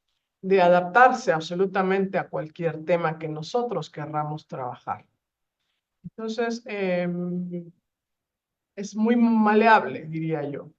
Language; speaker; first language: Spanish; native; Spanish